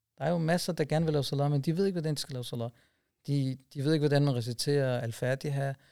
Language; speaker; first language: Danish; early bilingual, other home language; Urdu